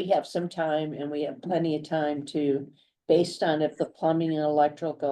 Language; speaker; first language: English; native; English